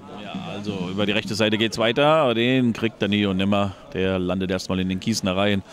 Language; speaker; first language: German; native; German